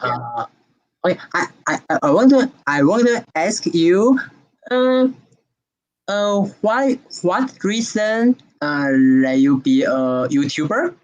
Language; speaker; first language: English; non-native, learner; Chinese